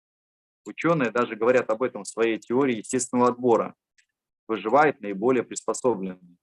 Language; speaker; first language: Russian; native; Russian